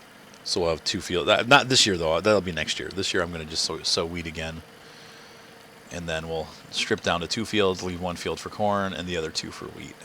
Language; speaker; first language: English; native; English